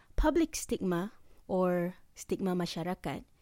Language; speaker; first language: English; non-native, local second language; Malay